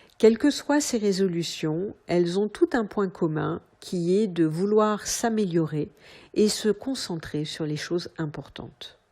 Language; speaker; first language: French; native; French